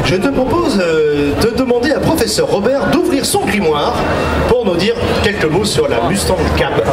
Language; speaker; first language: French; native; French